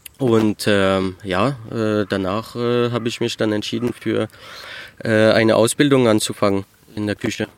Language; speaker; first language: German; early bilingual, heritage; French